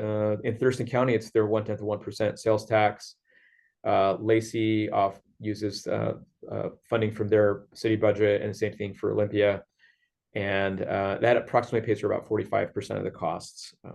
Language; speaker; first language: English; native; English